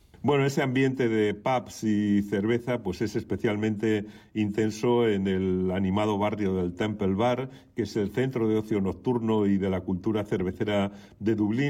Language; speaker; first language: Spanish; native; Spanish